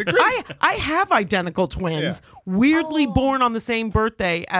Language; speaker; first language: English; native; English